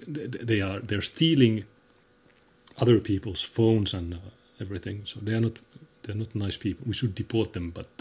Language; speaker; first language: English; non-native, fluent; Finnish